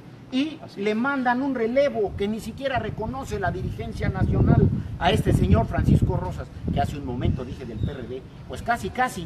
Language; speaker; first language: Spanish; native; Spanish